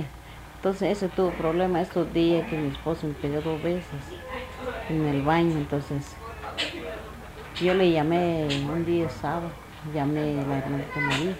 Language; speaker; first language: Spanish; non-native, local second language; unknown